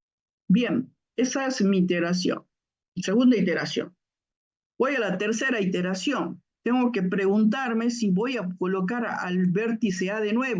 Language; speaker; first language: Spanish; native; Spanish